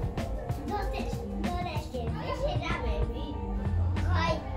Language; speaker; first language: French; early bilingual, heritage; French